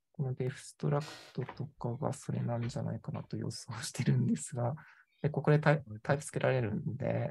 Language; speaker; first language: Japanese; native; Japanese